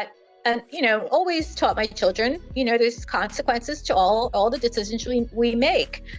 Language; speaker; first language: English; native; English